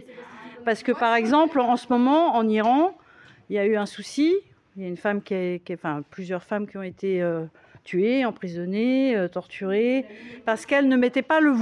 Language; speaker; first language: French; native; French